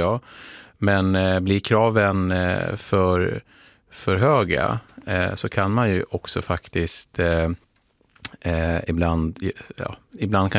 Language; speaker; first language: Swedish; native; Swedish